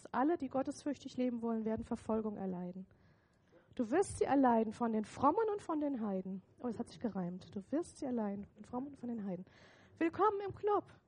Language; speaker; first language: German; native; German